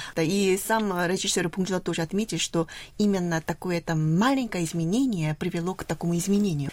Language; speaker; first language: Russian; non-native, fluent; Korean